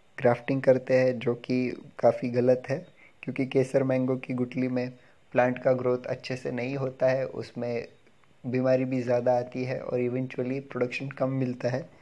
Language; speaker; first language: Hindi; non-native, local second language; Gujarati